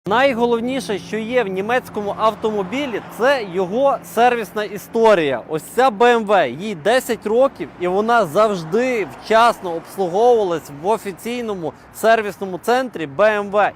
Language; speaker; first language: Ukrainian; native; Ukrainian